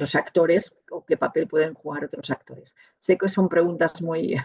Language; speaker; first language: Spanish; non-native, local second language; Catalan